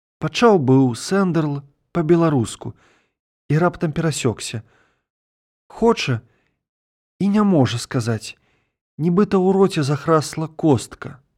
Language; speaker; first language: Belarusian; native; Belarusian